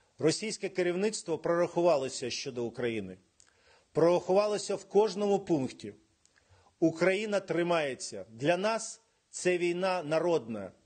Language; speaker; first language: Ukrainian; non-native, local second language; Russian